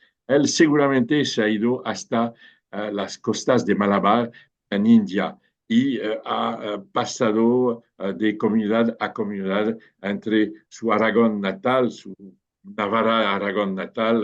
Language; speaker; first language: Spanish; non-native, fluent; French